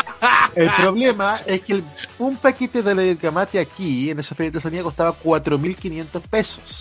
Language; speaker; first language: Spanish; native; Spanish